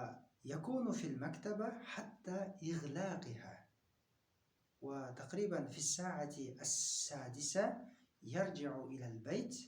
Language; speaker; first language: Arabic; non-native, fluent; Kyrgyz